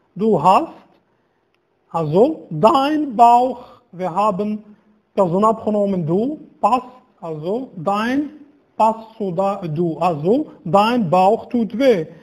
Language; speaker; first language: German; non-native, fluent; Arabic